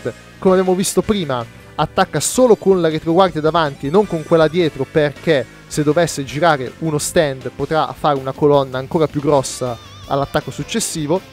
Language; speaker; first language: Italian; native; Italian